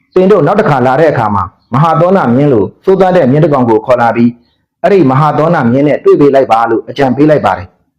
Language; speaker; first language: Burmese; native; Burmese